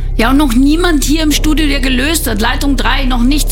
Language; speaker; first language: German; native; German